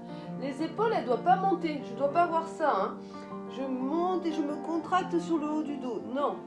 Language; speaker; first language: French; native; French